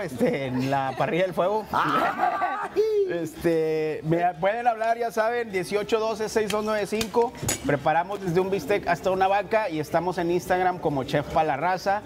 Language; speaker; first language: Spanish; native; Spanish